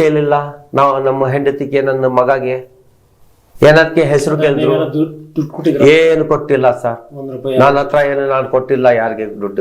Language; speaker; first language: Kannada; non-native, local second language; Telugu